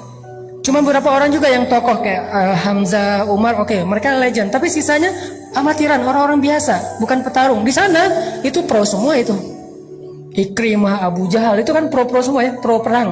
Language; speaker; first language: Indonesian; native; Indonesian